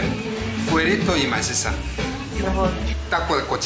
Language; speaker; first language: Spanish; non-native, learner; Korean